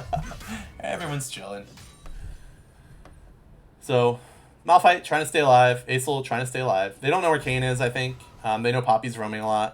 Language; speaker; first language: English; native; English